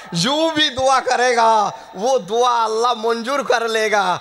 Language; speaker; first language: Hindi; non-native, local second language; Bangla